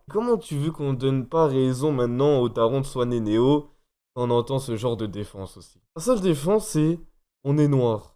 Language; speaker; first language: French; native; French